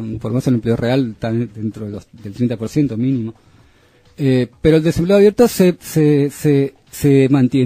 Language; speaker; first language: Spanish; native; Spanish